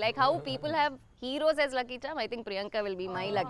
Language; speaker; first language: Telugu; non-native, learner; Tamil